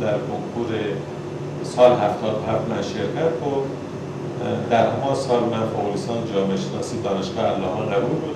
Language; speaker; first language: Persian; non-native, local second language; Baluchi